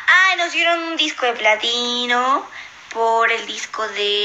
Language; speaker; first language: Spanish; native; Spanish